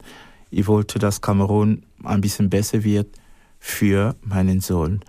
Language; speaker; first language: German; non-native, fluent; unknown